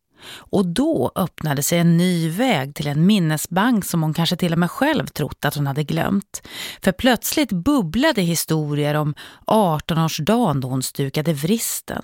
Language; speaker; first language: Swedish; native; Swedish